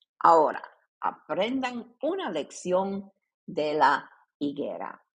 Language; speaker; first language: Spanish; native; Spanish